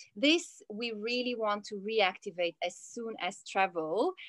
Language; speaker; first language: English; non-native, fluent; Italian